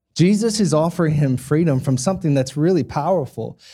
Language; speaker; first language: English; native; English